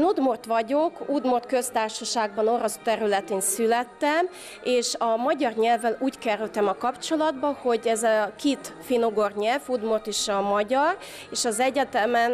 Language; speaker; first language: Hungarian; non-native, fluent; Udmurt